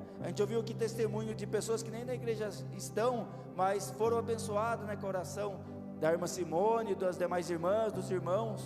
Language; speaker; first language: Portuguese; native; Portuguese